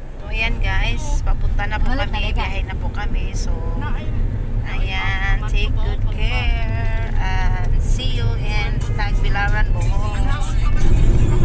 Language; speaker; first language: Filipino; non-native, local second language; Cebuano